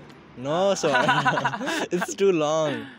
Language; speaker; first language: English; non-native, learner; Nepali